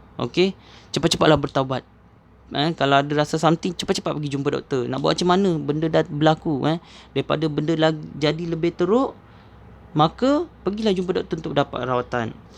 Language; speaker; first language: Malay; native; Malay